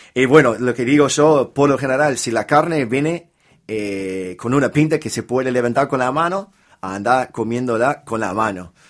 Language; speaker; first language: Spanish; non-native, fluent; English